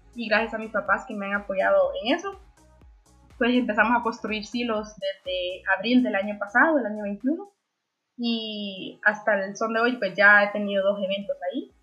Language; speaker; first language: Spanish; native; Spanish